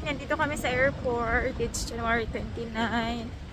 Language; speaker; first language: English; non-native, local second language; Filipino